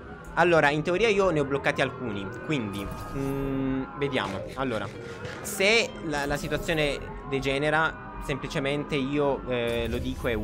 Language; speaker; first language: Italian; native; Italian